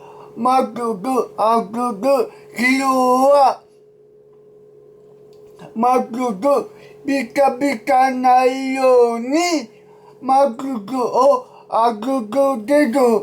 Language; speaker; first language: Japanese; non-native, learner; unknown